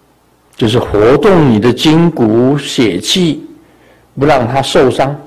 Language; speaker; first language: Chinese; native; Chinese